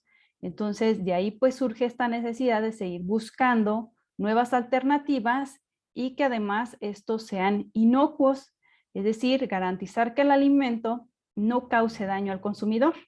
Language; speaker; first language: Spanish; native; Spanish